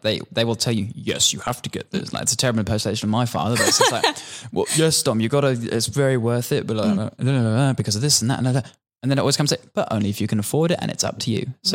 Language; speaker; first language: English; native; English